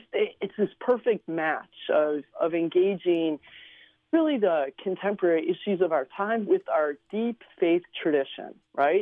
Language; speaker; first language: English; early bilingual, other home language; Slovenian